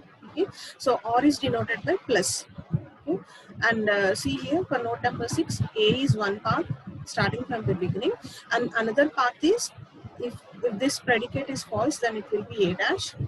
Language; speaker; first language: English; non-native, local second language; Telugu